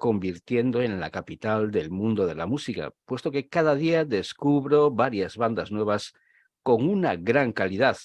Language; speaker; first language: Spanish; native; Spanish